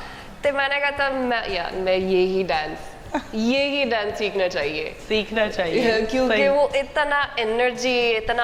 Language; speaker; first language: Hindi; non-native, learner; English